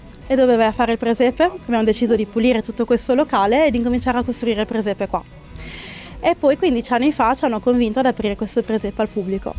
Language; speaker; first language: Italian; native; Italian